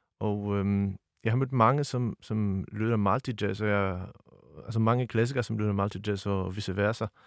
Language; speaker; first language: Danish; non-native, fluent; Polish